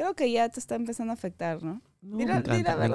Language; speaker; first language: Spanish; native; Spanish